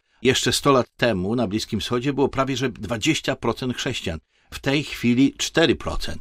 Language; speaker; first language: Polish; native; Polish